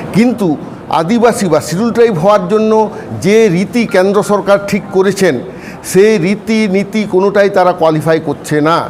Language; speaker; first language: Bangla; non-native, local second language; Santali